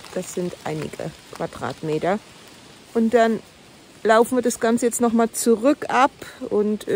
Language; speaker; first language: German; native; German